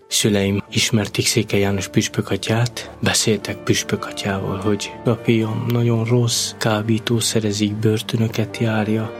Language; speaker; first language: Hungarian; non-native, local second language; Romany